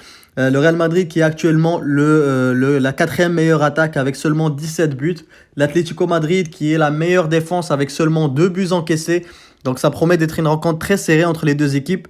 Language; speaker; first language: French; native; French